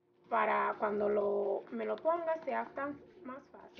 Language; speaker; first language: Spanish; early bilingual, heritage; Spanish